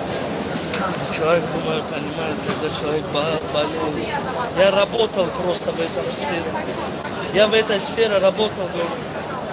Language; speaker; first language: Russian; non-native, local second language; Tajik